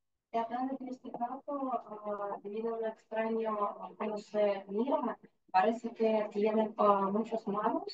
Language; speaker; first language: Spanish; non-native, learner; Russian